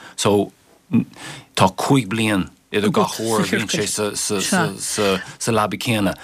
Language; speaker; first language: Irish; native; Irish